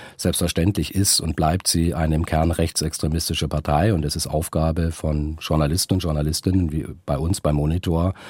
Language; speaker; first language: German; native; German